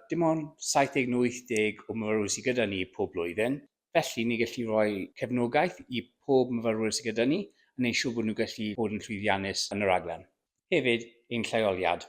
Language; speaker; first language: Welsh; non-native, local second language; English